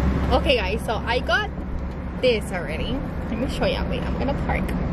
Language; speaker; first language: English; early bilingual, other home language; Spanish